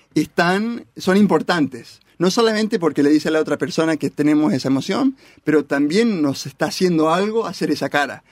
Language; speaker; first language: Spanish; early bilingual, heritage; Spanish